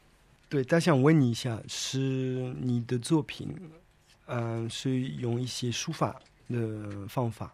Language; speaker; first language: Chinese; non-native, fluent; French